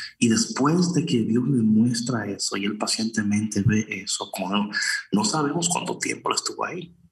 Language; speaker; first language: Spanish; early bilingual, heritage; Spanish